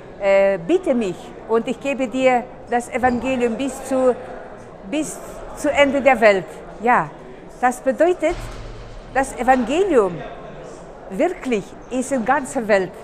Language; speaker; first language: German; non-native, fluent; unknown